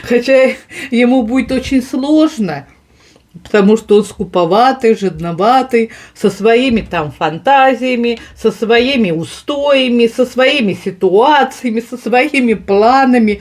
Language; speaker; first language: Russian; native; Russian